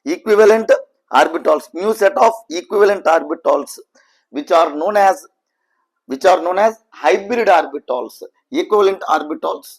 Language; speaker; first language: English; non-native, local second language; Telugu